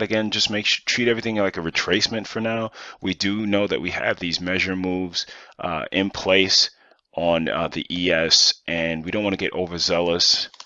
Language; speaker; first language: English; native; English